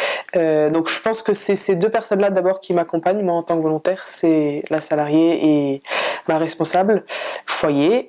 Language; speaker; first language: French; native; French